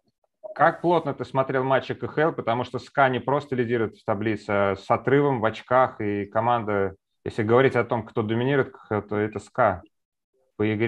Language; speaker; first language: Russian; native; Russian